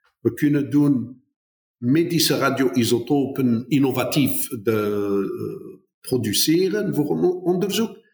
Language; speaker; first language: Dutch; non-native, fluent; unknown